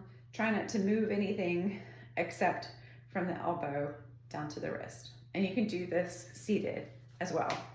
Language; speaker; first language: English; native; English